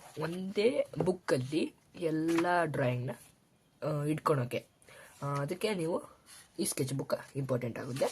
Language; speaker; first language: Kannada; native; Kannada